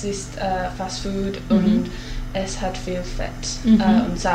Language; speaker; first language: German; non-native, learner; English